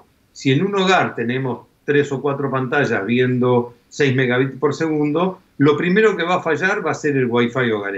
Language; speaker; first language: Spanish; native; Spanish